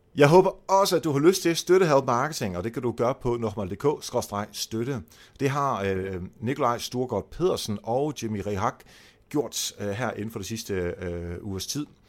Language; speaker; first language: Danish; non-native, fluent; Dutch